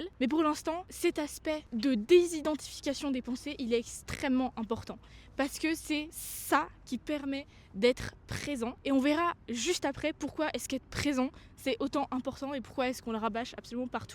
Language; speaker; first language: French; native; French